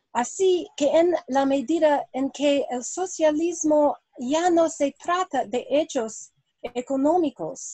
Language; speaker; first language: Spanish; non-native, learner; English